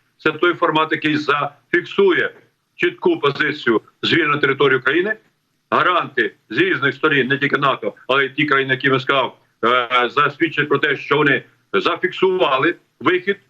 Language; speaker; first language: Ukrainian; native; Ukrainian